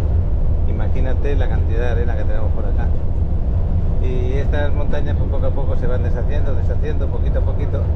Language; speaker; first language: Spanish; native; Spanish